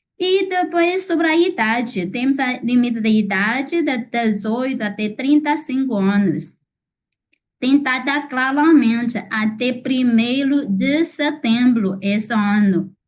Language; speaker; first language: Portuguese; non-native, fluent; Chinese